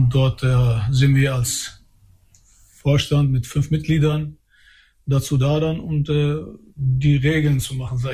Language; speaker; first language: German; early bilingual, other home language; Albanian